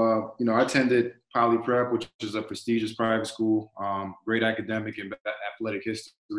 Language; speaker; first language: English; native; English